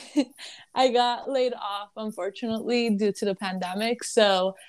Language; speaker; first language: English; early bilingual, other home language; Arabic